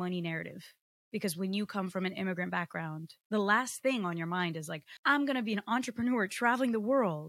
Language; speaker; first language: English; early bilingual, other home language; Portuguese